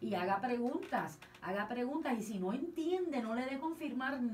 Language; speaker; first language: Spanish; native; Spanish